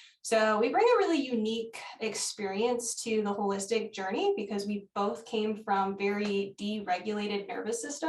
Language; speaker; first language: English; native; English